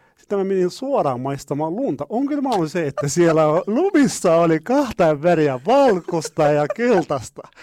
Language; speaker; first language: Finnish; non-native, fluent; Arabic